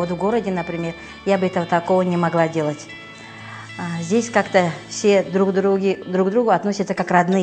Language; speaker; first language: Russian; non-native, local second language; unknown